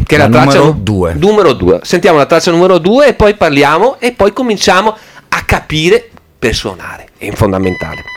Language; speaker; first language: Italian; native; Italian